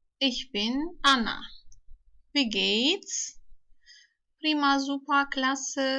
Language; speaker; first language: German; non-native, fluent; Turkish